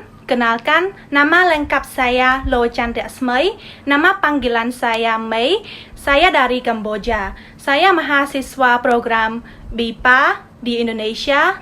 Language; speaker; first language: Indonesian; non-native, learner; Khmer